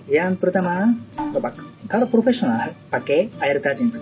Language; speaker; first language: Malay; non-native, learner; Japanese